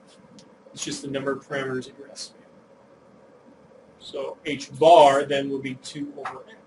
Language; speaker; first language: English; native; English